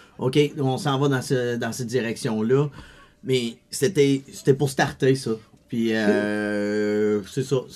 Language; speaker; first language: French; early bilingual, other home language; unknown